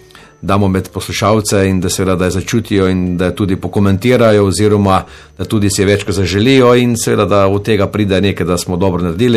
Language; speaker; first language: Slovenian; native; Slovenian